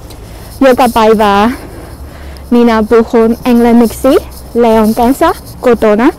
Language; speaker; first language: Finnish; non-native, learner; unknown